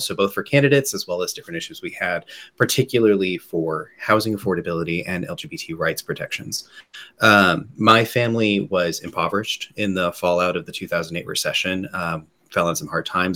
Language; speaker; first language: English; native; English